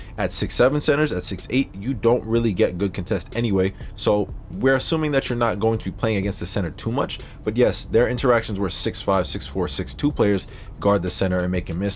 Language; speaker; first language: English; native; English